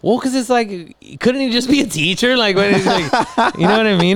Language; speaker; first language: English; early bilingual, other home language; Spanish